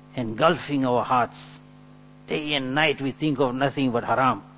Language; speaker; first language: English; native; English